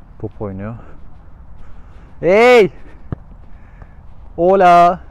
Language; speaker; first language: Turkish; native; Turkish